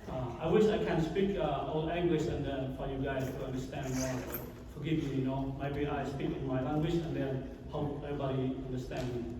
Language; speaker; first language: English; non-native, learner; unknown